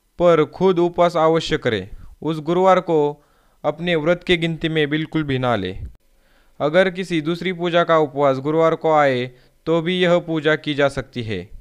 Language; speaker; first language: Hindi; non-native, local second language; Marathi